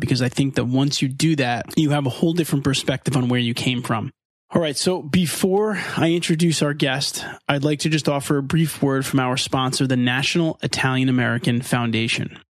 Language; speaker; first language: English; native; English